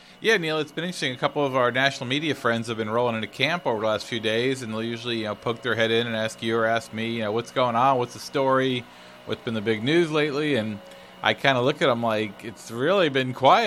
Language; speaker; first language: English; native; English